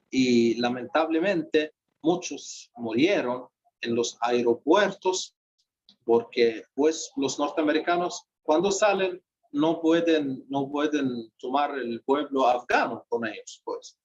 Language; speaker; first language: Spanish; non-native, fluent; Arabic